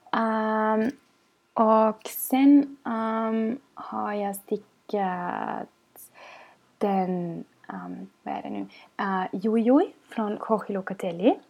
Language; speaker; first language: Swedish; non-native, fluent; German